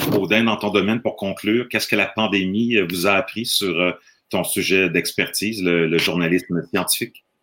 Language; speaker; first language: French; native; French